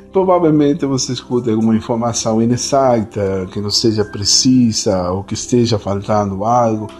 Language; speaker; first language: Portuguese; non-native, fluent; Spanish